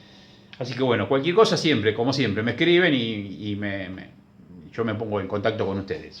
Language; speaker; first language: Spanish; native; Spanish